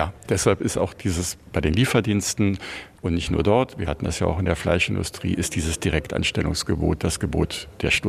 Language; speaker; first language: German; native; German